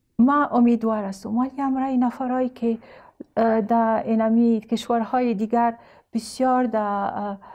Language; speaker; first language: Persian; non-native, learner; Arabic